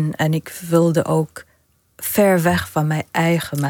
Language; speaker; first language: Dutch; non-native, fluent; Arabic